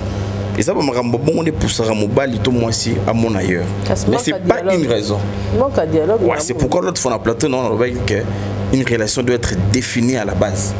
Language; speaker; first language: French; non-native, local second language; Lingala